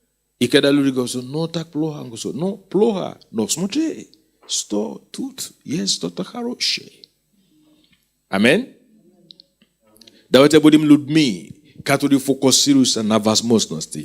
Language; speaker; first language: Russian; non-native, fluent; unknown